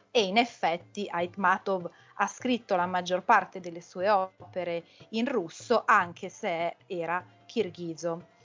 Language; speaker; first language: Italian; native; Italian